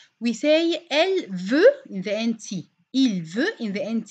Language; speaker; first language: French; non-native, fluent; Arabic